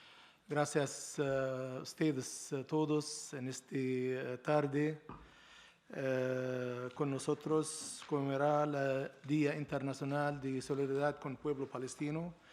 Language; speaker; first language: Spanish; non-native, learner; Arabic